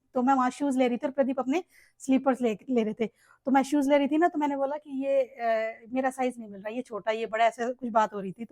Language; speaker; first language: Hindi; native; Hindi